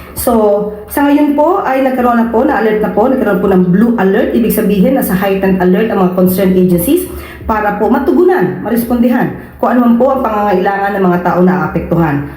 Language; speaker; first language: Filipino; native; Filipino